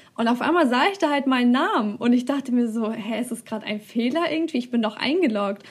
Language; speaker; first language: German; early bilingual, other home language; Russian